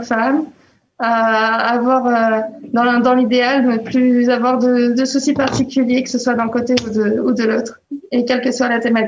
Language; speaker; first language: French; native; French